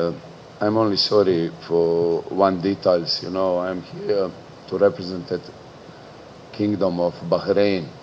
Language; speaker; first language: English; non-native, learner; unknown